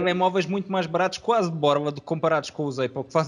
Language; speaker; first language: Portuguese; native; Portuguese